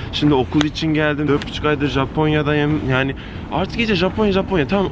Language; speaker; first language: Turkish; early bilingual, heritage; Turkish